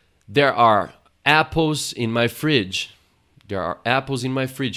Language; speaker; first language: English; non-native, fluent; Portuguese